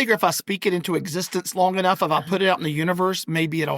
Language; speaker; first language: English; native; English